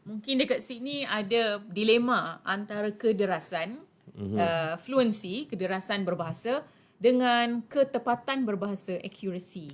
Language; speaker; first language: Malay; native; Malay